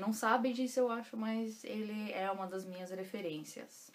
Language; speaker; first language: Portuguese; non-native, local second language; German